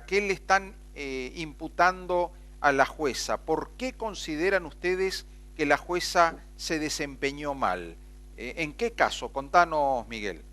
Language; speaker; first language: Spanish; native; Spanish